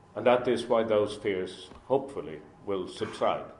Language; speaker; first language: English; non-native, fluent; Swedish